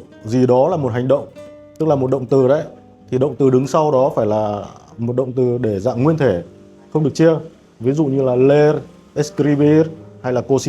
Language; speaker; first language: Vietnamese; native; Vietnamese